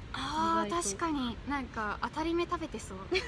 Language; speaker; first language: Japanese; native; Japanese